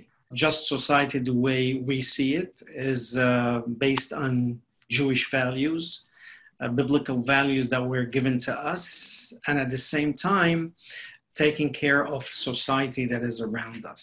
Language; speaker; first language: English; non-native, fluent; Spanish